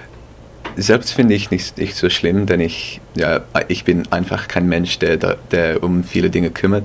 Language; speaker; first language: German; non-native, fluent; English